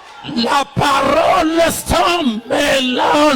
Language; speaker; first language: French; non-native, local second language; Lingala